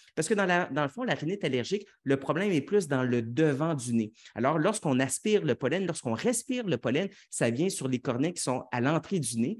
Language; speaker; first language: French; native; French